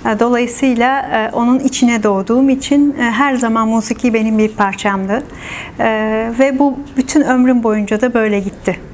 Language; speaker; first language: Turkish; native; Turkish